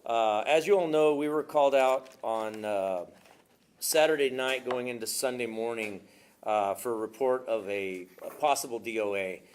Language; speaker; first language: English; native; English